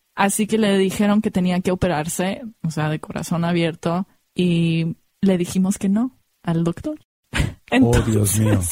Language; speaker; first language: Spanish; early bilingual, heritage; Spanish